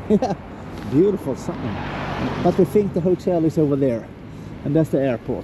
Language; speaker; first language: English; non-native, fluent; Swedish